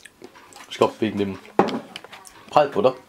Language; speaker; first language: German; non-native, fluent; Vietnamese